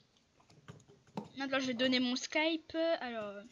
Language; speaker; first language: French; native; French